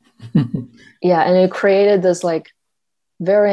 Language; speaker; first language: English; non-native, fluent; Chinese